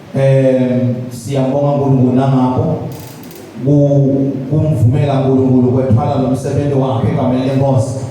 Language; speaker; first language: Zulu; non-native, local second language; Swati